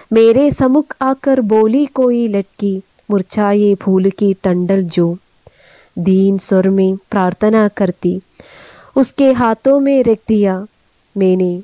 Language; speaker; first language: Hindi; non-native, local second language; Malayalam